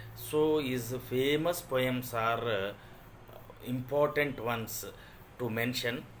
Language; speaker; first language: English; non-native, local second language; Kannada